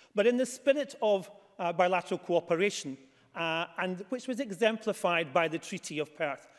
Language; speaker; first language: English; native; English